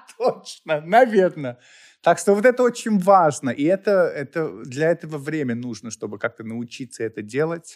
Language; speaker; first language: Russian; non-native, fluent; English